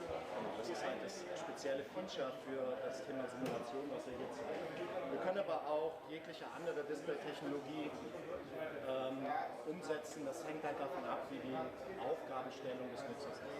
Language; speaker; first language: German; native; German